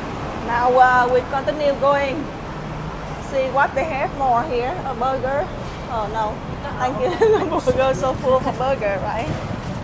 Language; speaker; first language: English; non-native, learner; Vietnamese